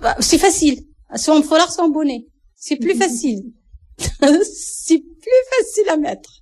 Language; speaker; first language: French; non-native, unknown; Arabic